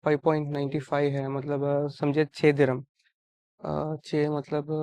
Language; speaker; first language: Hindi; non-native, local second language; Telugu